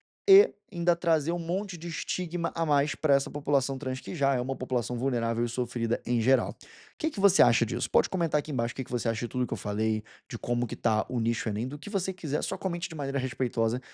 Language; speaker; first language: Portuguese; native; Portuguese